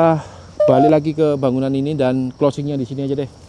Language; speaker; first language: Indonesian; native; Indonesian